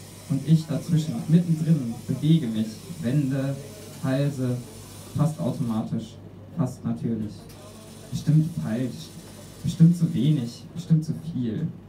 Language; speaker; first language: German; native; German